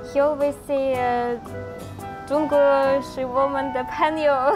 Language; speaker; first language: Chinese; non-native, learner; Russian